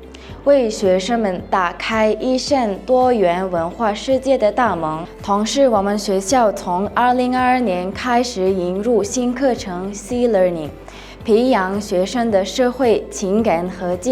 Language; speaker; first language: Chinese; non-native, learner; Mongolian